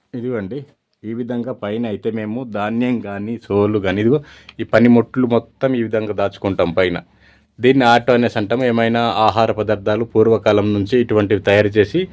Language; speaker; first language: Telugu; non-native, local second language; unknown